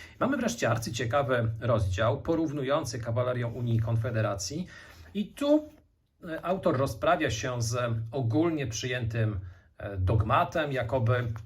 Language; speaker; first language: Polish; native; Polish